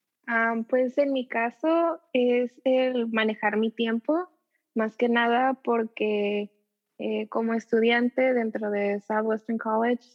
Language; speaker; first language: Spanish; early bilingual, heritage; Spanish